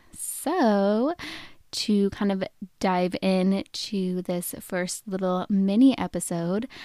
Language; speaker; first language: English; native; English